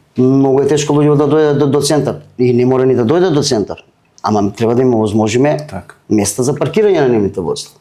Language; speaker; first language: Macedonian; native; Macedonian